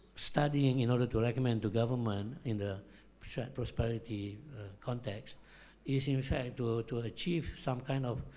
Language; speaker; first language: English; non-native, local second language; Malay